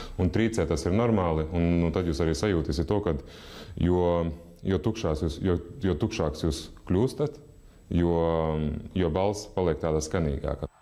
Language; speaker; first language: Latvian; non-native, fluent; Lithuanian